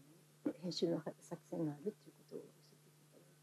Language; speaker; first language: Japanese; non-native, fluent; French